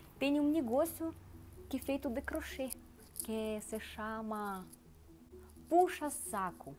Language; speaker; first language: Portuguese; non-native, learner; Russian